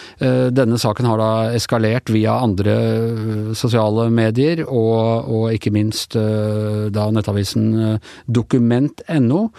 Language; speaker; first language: Norwegian; native; Norwegian